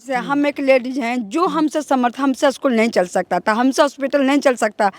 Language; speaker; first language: Hindi; native; Hindi